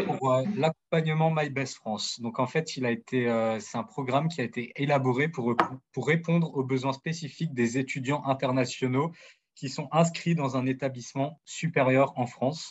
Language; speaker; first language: French; native; French